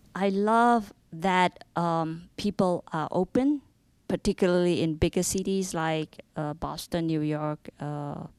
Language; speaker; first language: English; non-native, fluent; Indonesian